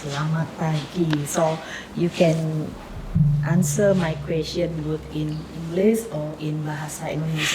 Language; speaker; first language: English; non-native, learner; Indonesian